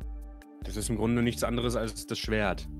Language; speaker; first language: German; native; German